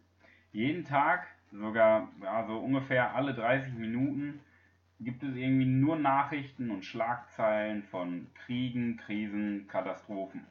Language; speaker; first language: German; native; German